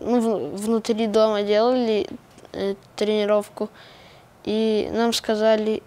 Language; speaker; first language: Russian; non-native, local second language; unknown